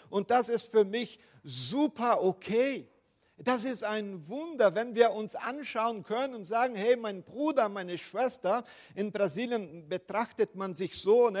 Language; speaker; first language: German; non-native, fluent; Portuguese